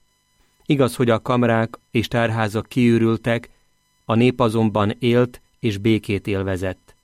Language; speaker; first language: Hungarian; native; Hungarian